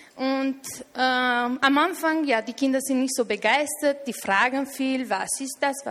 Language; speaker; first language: German; non-native, fluent; Romanian